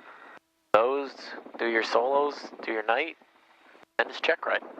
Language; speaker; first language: English; native; English